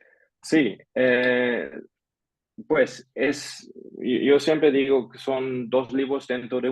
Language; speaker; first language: Spanish; non-native, fluent; German